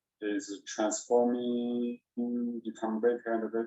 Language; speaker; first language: English; non-native, learner; Chinese